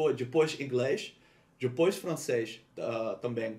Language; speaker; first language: Portuguese; non-native, learner; Dutch